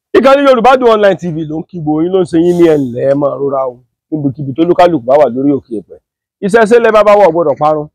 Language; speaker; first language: Yoruba; native; Yoruba